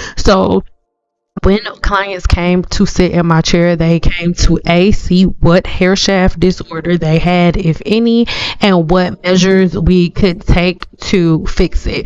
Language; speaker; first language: English; native; English